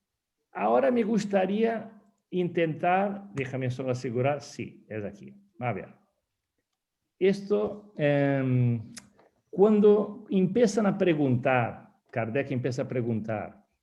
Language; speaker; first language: Spanish; non-native, fluent; Portuguese